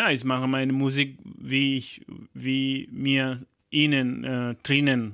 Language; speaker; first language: German; non-native, learner; Fula